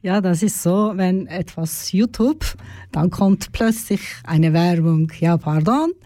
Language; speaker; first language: German; non-native, learner; Turkish